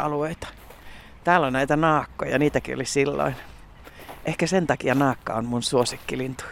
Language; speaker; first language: Finnish; early bilingual, heritage; Finnish